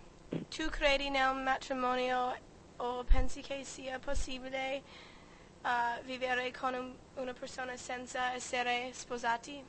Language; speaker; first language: Italian; non-native, learner; English